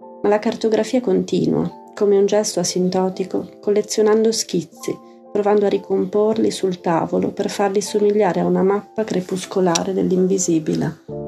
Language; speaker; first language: Italian; native; Italian